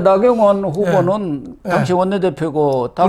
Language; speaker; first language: Korean; native; Korean